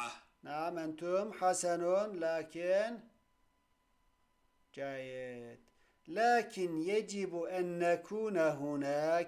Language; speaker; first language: Arabic; non-native, fluent; Turkish